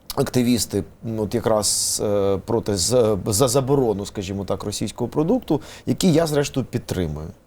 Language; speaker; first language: Ukrainian; non-native, local second language; Russian